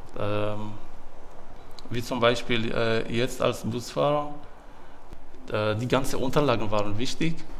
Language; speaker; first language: German; non-native, learner; Arabic